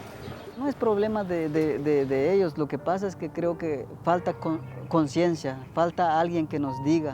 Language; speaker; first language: Spanish; native; Spanish